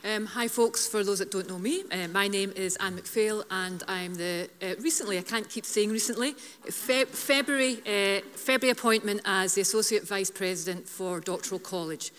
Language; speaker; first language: English; native; English